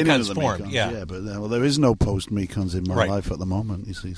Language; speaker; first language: English; native; English